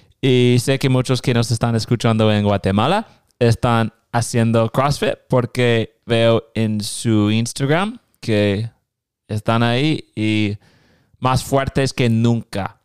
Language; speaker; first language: Spanish; non-native, fluent; English